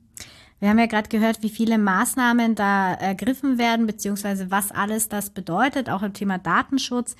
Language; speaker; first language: German; native; German